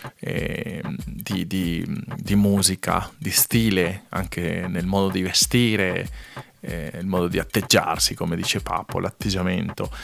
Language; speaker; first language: Italian; non-native, fluent; Spanish